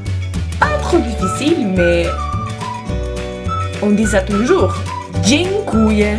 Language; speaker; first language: French; non-native, fluent; Polish